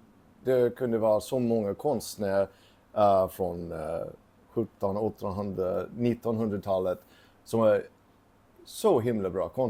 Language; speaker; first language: Swedish; non-native, fluent; English